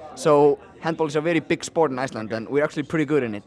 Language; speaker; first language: English; non-native, fluent; Icelandic